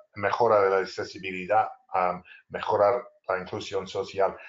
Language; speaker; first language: Spanish; non-native, fluent; English